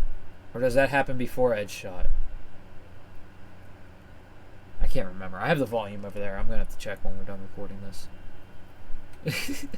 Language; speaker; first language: English; native; English